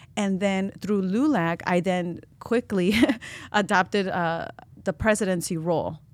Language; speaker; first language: English; early bilingual, other home language; Spanish